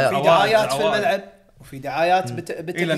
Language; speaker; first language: Arabic; native; Arabic